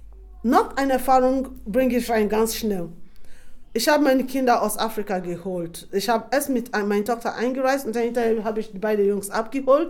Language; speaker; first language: German; non-native, fluent; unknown